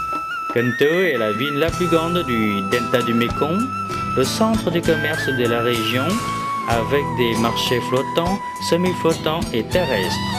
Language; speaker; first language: French; non-native, fluent; Vietnamese